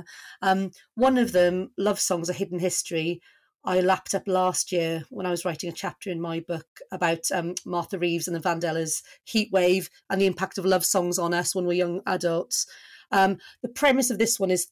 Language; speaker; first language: English; native; English